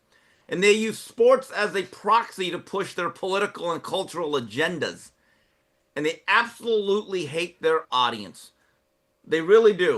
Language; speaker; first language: English; native; English